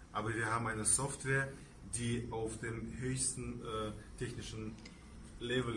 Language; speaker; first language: German; non-native, fluent; Russian